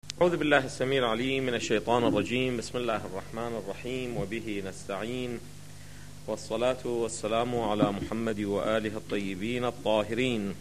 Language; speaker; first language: Arabic; native; Arabic